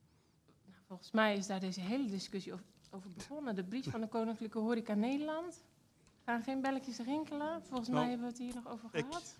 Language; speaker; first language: Dutch; native; Dutch